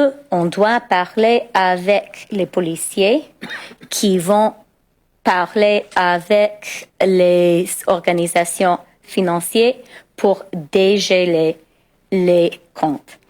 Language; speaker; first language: French; non-native, local second language; English